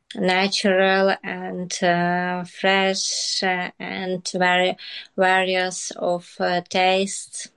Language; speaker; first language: English; non-native, learner; Ukrainian